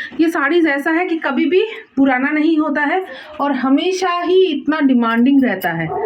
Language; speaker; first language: Hindi; non-native, local second language; Bangla